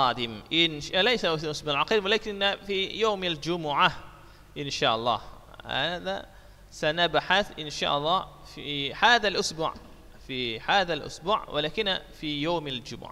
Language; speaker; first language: Arabic; non-native, fluent; Indonesian